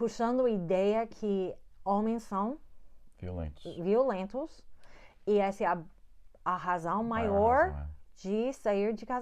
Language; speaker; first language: Portuguese; non-native, fluent; English